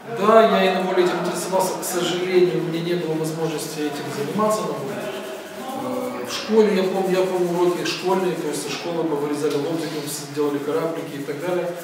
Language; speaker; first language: Russian; native; Russian